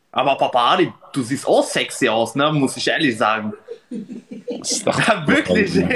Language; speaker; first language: German; non-native, learner; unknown